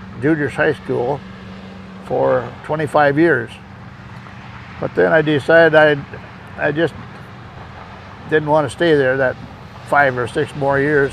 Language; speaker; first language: English; native; English